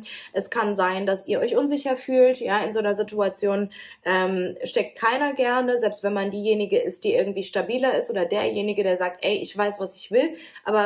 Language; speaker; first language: German; native; German